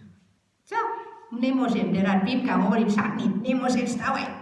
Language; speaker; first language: Slovak; non-native, learner; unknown